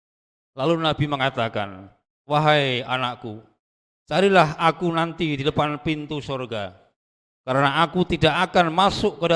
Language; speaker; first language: Indonesian; native; Indonesian